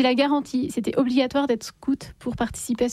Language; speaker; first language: French; native; French